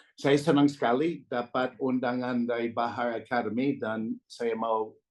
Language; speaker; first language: Indonesian; non-native, fluent; English